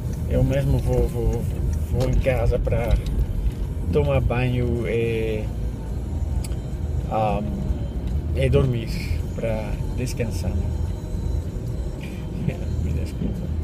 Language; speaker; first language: Portuguese; non-native, learner; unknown